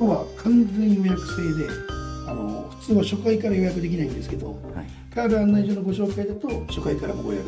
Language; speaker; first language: Japanese; native; Japanese